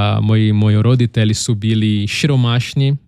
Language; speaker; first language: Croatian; non-native, learner; Portuguese